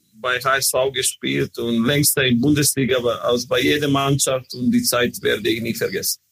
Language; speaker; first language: German; non-native, learner; Croatian